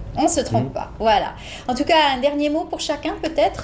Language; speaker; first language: French; native; French